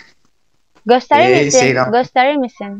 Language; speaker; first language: Turkish; non-native, learner; Indonesian